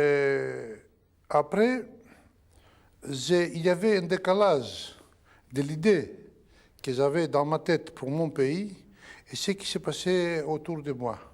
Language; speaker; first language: French; non-native, fluent; Greek